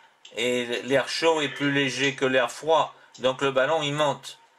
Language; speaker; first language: French; native; French